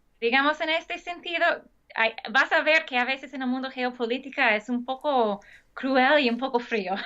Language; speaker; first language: Spanish; non-native, fluent; English